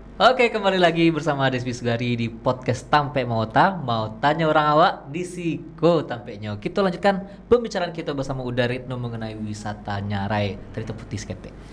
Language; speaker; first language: Indonesian; non-native, local second language; Minangkabau